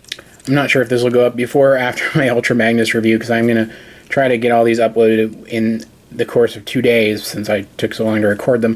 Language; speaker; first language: English; native; English